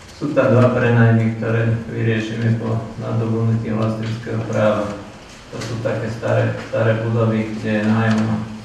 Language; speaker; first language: Slovak; native; Slovak